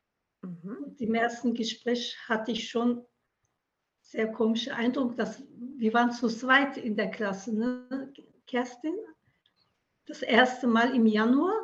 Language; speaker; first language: German; early bilingual, other home language; Turkish